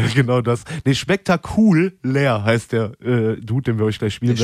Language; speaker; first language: German; native; German